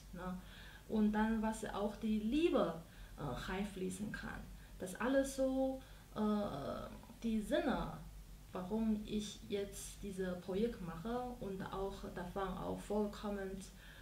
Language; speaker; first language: German; non-native, fluent; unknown